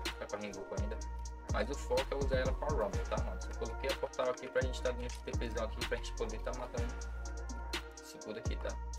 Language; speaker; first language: Portuguese; native; Portuguese